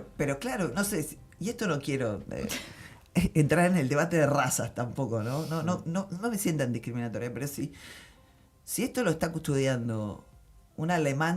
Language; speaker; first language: Spanish; native; Spanish